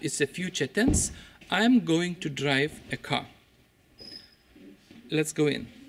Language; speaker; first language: English; non-native, fluent; Lithuanian